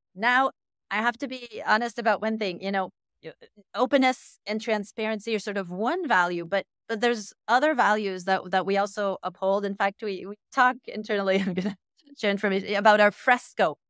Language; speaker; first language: English; native; English